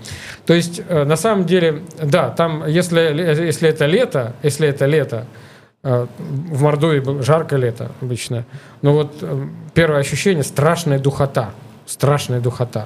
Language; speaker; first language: Russian; native; Russian